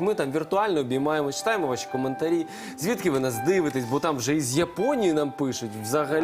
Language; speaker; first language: Ukrainian; native; Ukrainian